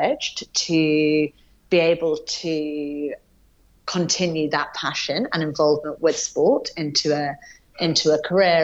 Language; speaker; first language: English; native; English